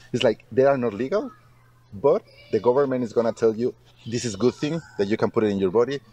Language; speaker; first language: English; non-native, learner; Spanish